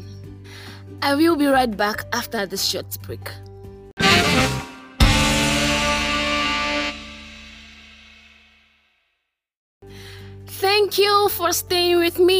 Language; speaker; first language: English; non-native, local second language; Yoruba